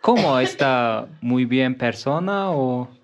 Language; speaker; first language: Spanish; non-native, learner; Turkish